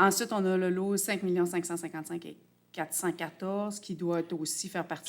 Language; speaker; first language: French; native; French